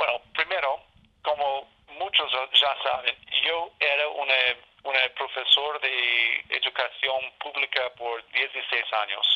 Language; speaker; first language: Spanish; non-native, learner; English